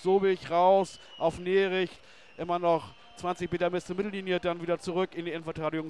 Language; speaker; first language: German; native; German